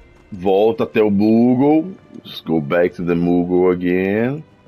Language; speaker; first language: English; non-native, fluent; Portuguese